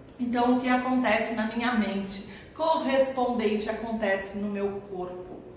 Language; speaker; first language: Portuguese; native; Portuguese